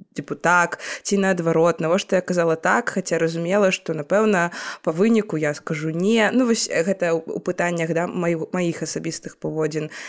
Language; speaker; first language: Belarusian; non-native, local second language; Russian